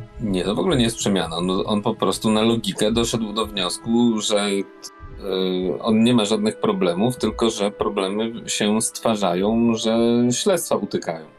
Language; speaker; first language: Polish; native; Polish